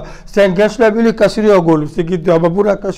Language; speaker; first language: Turkish; non-native, learner; French